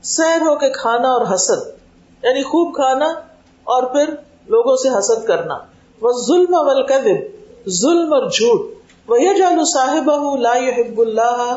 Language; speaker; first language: Urdu; native; Urdu